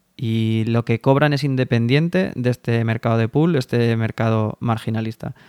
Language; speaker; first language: Spanish; native; Spanish